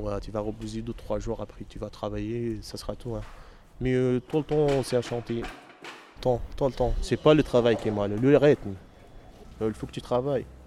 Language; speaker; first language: French; non-native, learner; Arabic